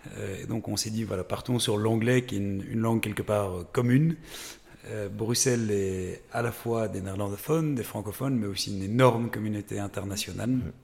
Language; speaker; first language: French; native; French